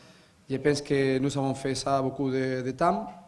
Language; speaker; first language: French; non-native, learner; Spanish